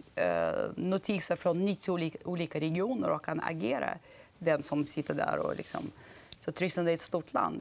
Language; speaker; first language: Swedish; non-native, fluent; Russian